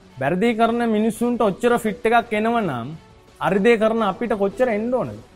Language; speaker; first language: Sinhala; non-native, local second language; Tamil